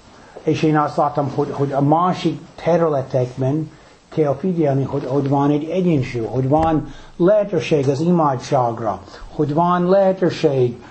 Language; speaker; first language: Hungarian; non-native, fluent; English